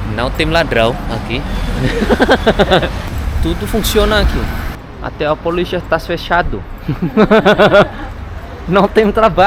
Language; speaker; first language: Portuguese; non-native, learner; Indonesian